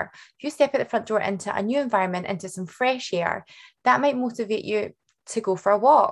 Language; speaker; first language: English; native; English